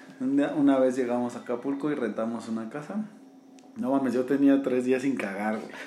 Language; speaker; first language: Spanish; native; Spanish